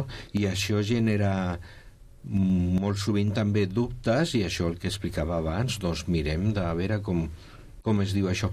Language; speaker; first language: Catalan; non-native, local second language; Spanish